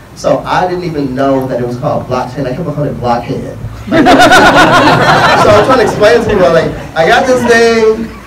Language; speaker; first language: English; native; English